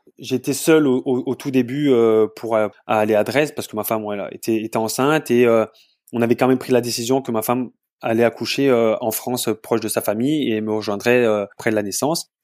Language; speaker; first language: French; native; French